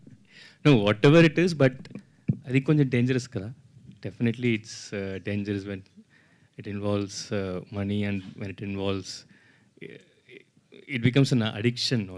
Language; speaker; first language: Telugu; non-native, learner; Tamil